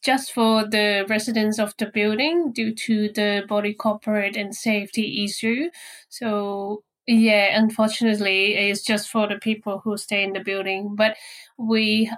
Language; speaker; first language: English; non-native, local second language; Cantonese